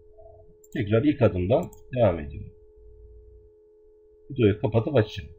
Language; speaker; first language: Turkish; native; Turkish